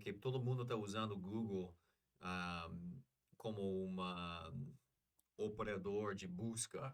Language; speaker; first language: Portuguese; non-native, learner; English